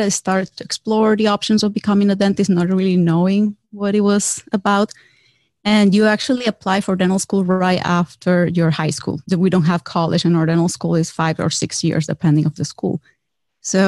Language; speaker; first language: English; non-native, fluent; Spanish